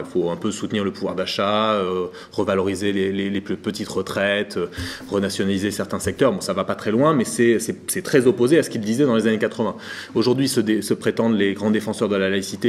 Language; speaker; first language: French; native; French